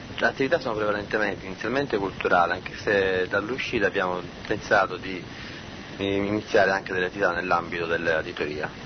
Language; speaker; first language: Italian; native; Italian